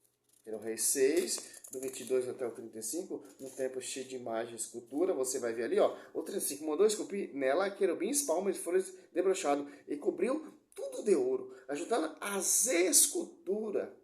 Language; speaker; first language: Portuguese; native; Portuguese